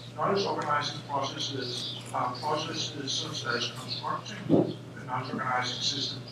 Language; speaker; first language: English; non-native, fluent; Danish